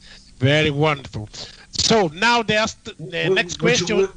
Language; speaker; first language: English; non-native, learner; Italian